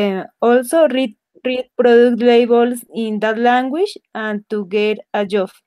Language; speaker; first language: English; non-native, learner; Spanish